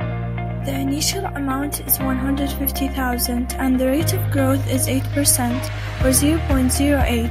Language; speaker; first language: English; non-native, fluent; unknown